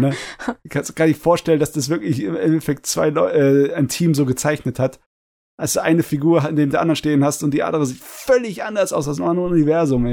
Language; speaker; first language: German; native; German